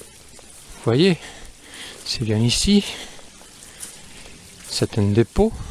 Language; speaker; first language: French; non-native, fluent; Spanish